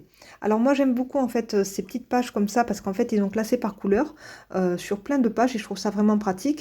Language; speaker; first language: French; native; French